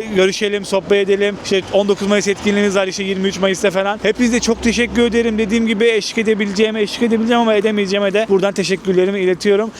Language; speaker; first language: Turkish; native; Turkish